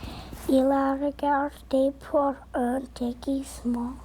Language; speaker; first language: French; non-native, local second language; English